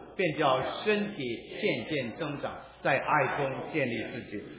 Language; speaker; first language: Chinese; native; Chinese